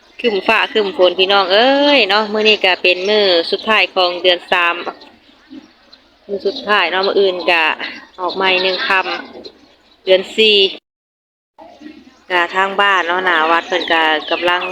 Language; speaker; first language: Thai; non-native, local second language; Lao